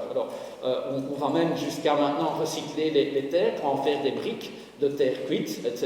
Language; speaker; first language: French; native; French